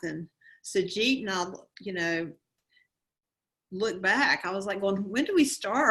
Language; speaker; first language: English; native; English